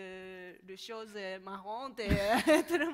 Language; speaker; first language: French; non-native, learner; Japanese